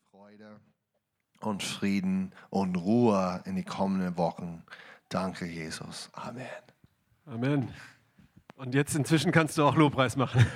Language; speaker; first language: German; native; German